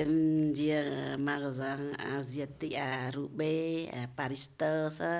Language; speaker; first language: French; non-native, learner; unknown